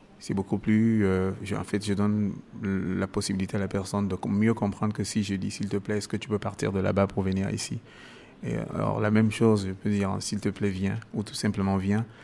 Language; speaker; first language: French; non-native, local second language; Basaa